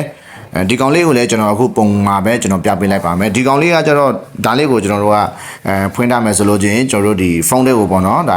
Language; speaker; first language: Burmese; native; Burmese